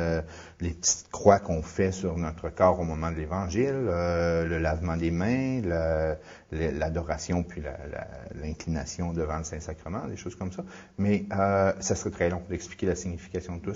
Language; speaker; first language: French; native; French